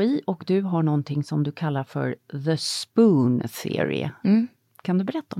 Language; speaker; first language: Swedish; native; Swedish